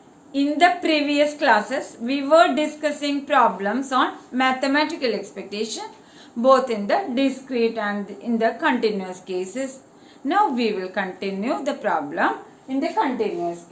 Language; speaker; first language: English; non-native, local second language; Malayalam